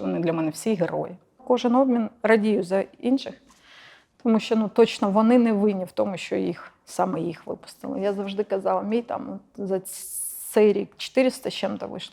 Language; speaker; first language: Ukrainian; non-native, local second language; Russian